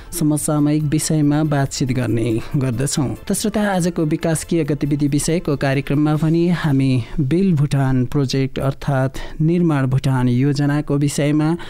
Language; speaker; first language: Nepali; native; Nepali